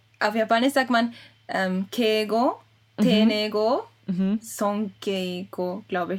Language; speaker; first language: German; early bilingual, other home language; Japanese